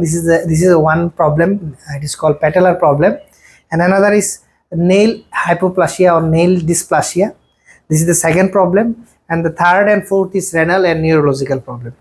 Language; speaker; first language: English; non-native, local second language; Bangla